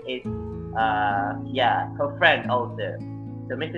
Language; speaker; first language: English; non-native, fluent; Indonesian